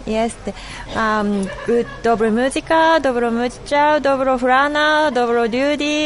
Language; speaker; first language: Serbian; non-native, learner; Japanese